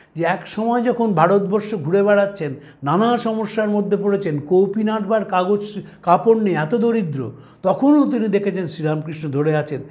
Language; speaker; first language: Bangla; native; Bangla